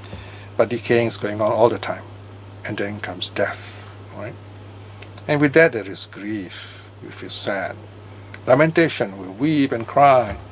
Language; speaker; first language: English; native; English